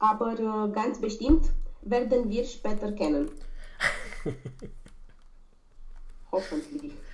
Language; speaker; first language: German; non-native, learner; Romanian